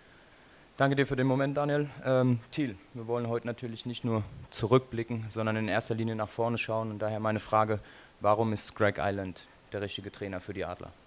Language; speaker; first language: German; native; German